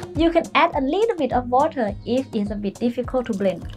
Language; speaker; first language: English; non-native, fluent; Thai